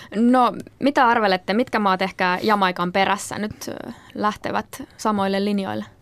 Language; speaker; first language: Finnish; native; Finnish